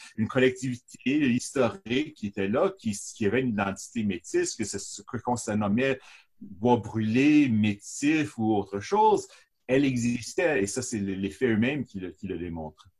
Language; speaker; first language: French; native; French